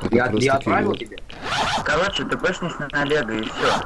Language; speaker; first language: Russian; native; Russian